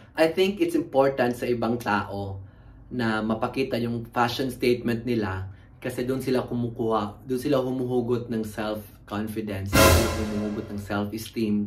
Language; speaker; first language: Filipino; native; Filipino